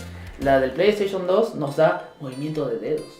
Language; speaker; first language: Spanish; native; Spanish